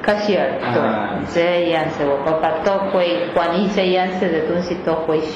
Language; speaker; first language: Chinese; non-native, learner; Spanish